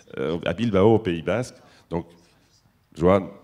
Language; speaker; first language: French; native; French